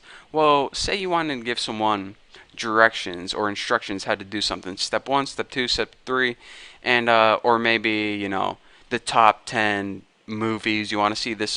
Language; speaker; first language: English; native; English